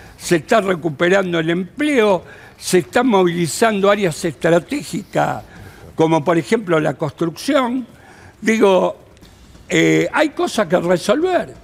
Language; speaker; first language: Spanish; native; Spanish